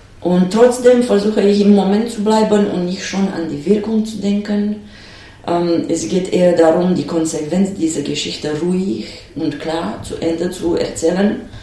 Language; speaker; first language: German; non-native, fluent; Romanian